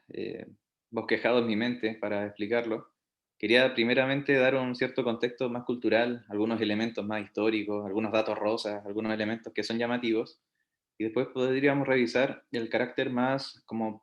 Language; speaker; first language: Spanish; native; Spanish